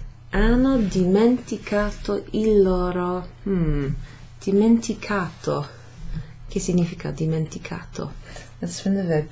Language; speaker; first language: Italian; non-native, fluent; English